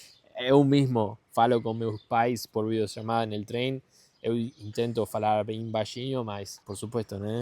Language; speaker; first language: Portuguese; non-native, learner; Spanish